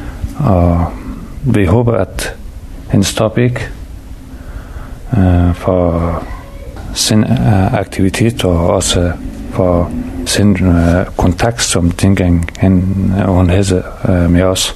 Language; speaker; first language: Danish; non-native, learner; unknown